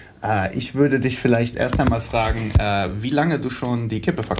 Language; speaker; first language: German; native; German